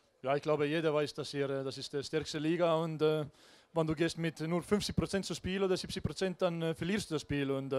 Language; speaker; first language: German; non-native, learner; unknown